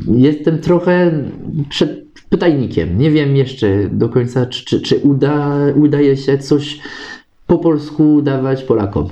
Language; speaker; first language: Polish; non-native, fluent; French